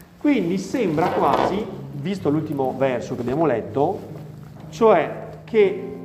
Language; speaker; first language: Italian; native; Italian